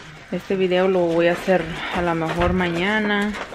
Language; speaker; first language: Spanish; early bilingual, heritage; Spanish